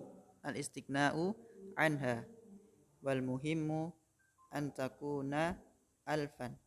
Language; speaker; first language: Arabic; non-native, learner; Indonesian